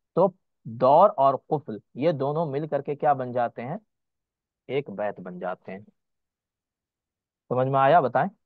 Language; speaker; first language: Hindi; native; Hindi